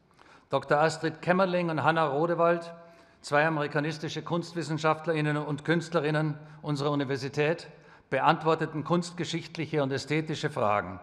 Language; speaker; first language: German; native; German